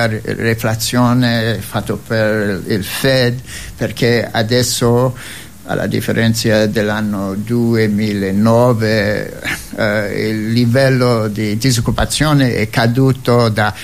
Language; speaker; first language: Italian; non-native, fluent; English